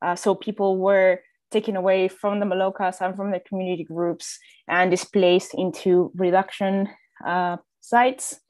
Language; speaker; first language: English; non-native, fluent; Spanish